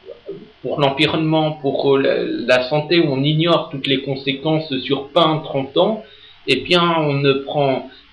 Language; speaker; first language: French; native; French